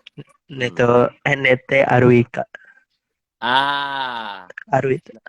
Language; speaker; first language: Japanese; non-native, learner; Indonesian